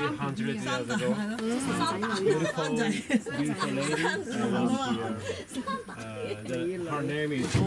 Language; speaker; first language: English; non-native, learner; Japanese